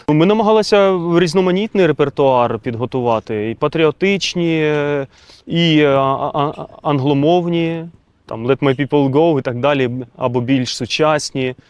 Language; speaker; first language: Ukrainian; non-native, local second language; Russian